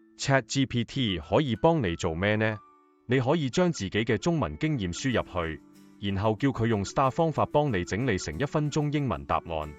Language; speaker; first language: Cantonese; native; Cantonese